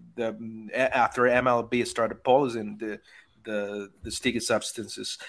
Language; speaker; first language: English; non-native, fluent; Spanish